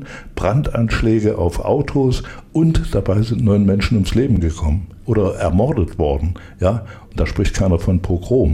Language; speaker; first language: German; native; German